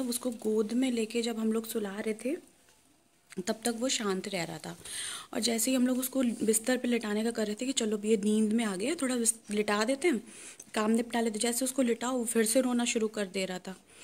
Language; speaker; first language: Hindi; native; Hindi